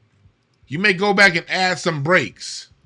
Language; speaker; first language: English; native; English